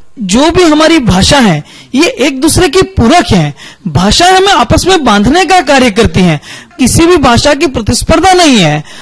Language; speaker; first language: Hindi; native; Hindi